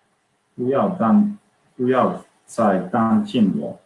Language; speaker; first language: Chinese; non-native, learner; English